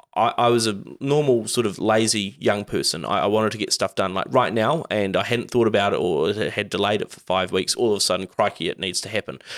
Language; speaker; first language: English; native; English